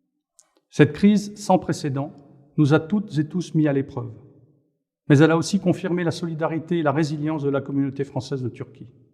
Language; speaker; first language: French; native; French